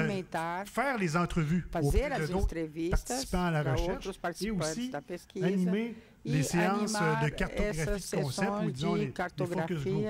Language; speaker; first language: French; native; French